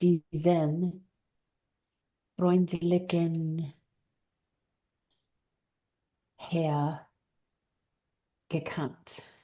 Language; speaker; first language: German; non-native, learner; English